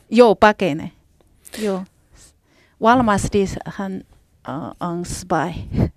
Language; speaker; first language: Finnish; non-native, learner; Chinese